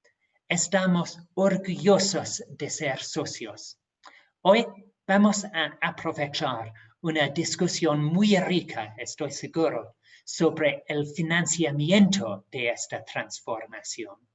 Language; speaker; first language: Spanish; non-native, fluent; English